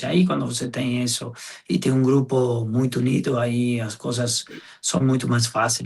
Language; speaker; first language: Portuguese; non-native, fluent; Spanish